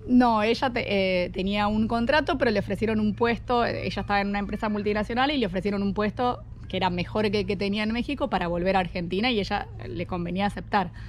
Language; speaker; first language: Spanish; native; Spanish